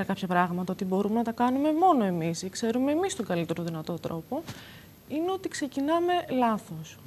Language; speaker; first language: Greek; native; Greek